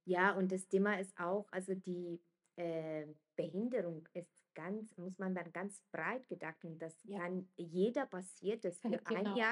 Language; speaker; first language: German; non-native, fluent; Italian